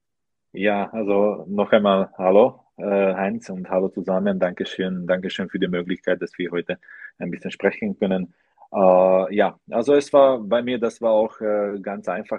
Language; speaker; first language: German; non-native, learner; Slovak